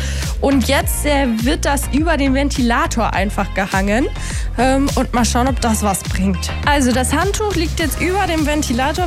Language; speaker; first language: German; native; German